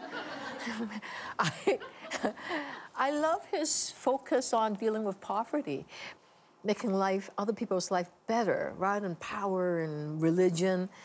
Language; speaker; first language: English; native; English